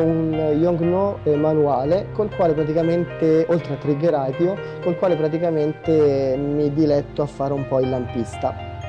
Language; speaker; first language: Italian; native; Italian